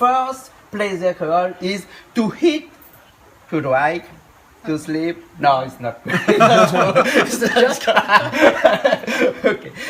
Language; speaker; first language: English; non-native, learner; Réunion Creole French